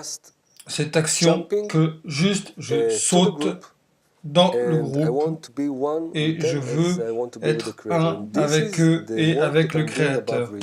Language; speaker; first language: French; non-native, fluent; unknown